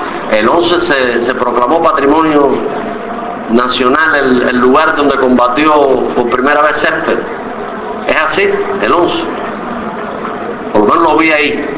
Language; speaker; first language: Spanish; native; Spanish